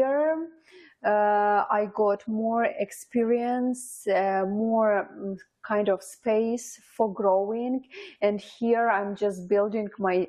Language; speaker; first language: English; non-native, fluent; Ukrainian